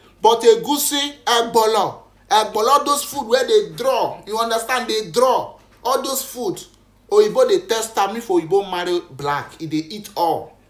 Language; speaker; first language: Nigerian Pidgin; native; Nigerian Pidgin